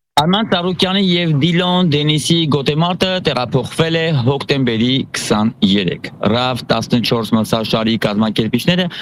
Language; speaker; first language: Armenian; native; Armenian